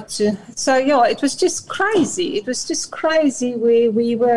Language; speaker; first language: English; non-native, local second language; Afrikaans